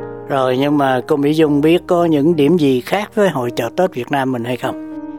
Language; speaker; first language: Vietnamese; native; Vietnamese